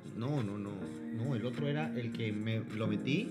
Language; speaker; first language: Spanish; native; Spanish